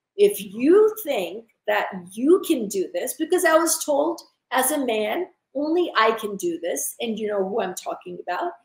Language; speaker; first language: English; early bilingual, other home language; Urdu